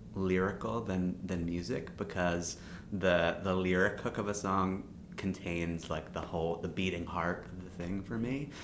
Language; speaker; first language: English; native; English